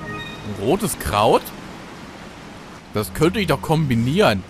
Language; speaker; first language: German; native; German